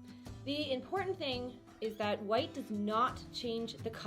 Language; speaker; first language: English; native; English